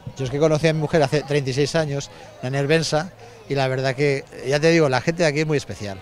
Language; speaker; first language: Spanish; native; Spanish